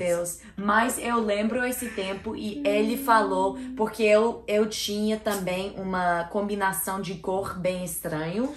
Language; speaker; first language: Portuguese; non-native, learner; English